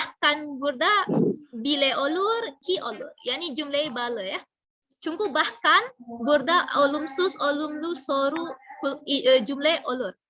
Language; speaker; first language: Turkish; non-native, fluent; Indonesian